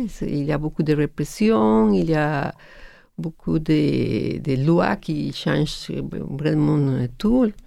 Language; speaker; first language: French; non-native, learner; Spanish